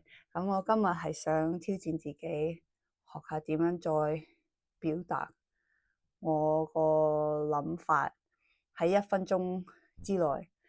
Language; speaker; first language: Cantonese; early bilingual, heritage; English